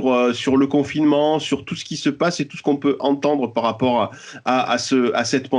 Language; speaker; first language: French; native; French